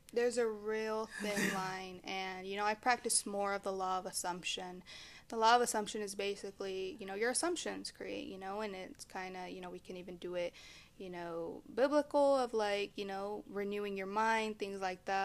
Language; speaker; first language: English; early bilingual, other home language; Spanish